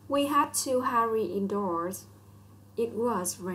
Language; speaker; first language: English; non-native, local second language; Vietnamese